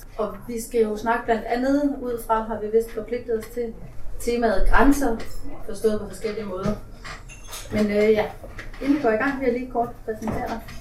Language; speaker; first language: Danish; native; Danish